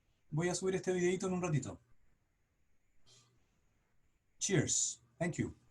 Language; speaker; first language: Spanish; native; Spanish